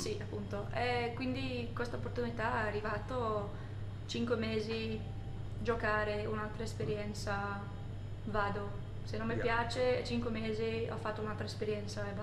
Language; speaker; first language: Italian; non-native, fluent; English